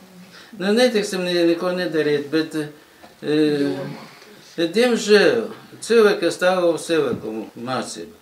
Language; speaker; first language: Latvian; non-native, local second language; Russian